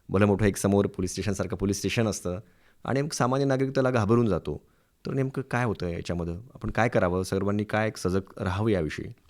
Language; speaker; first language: Marathi; native; Marathi